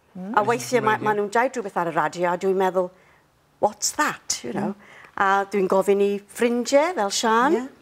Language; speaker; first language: Welsh; non-native, local second language; English